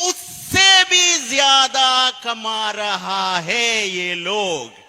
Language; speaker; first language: Hindi; non-native, fluent; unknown